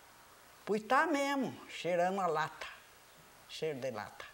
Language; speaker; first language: Portuguese; early bilingual, other home language; Japanese